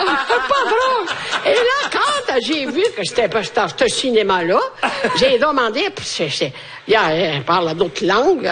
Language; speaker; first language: French; non-native, fluent; Italian